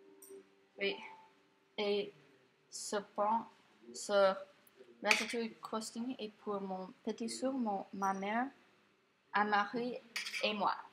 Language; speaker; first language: French; non-native, learner; English